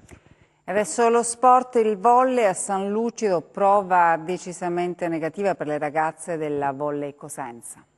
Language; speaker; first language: Italian; native; Italian